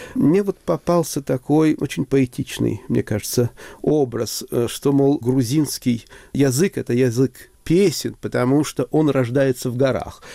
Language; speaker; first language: Russian; native; Russian